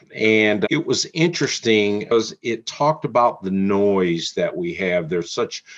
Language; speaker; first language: English; native; English